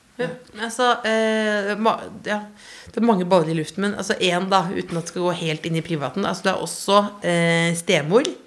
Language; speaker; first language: Norwegian; native; Norwegian